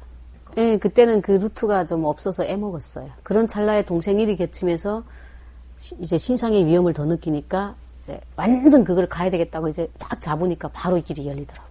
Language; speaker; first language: Korean; native; Korean